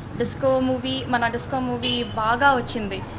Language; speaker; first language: Telugu; non-native, learner; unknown